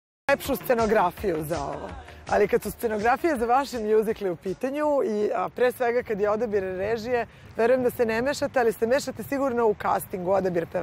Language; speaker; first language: Serbian; native; Serbian